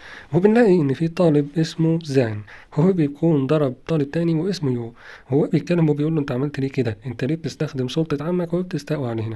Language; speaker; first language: Arabic; native; Arabic